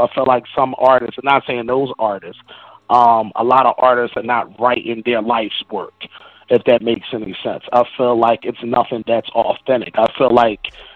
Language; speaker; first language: English; native; English